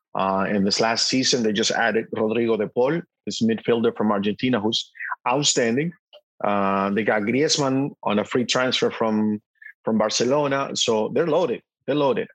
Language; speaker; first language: English; non-native, fluent; Spanish